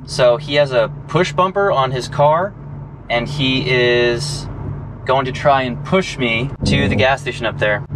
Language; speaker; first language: English; native; English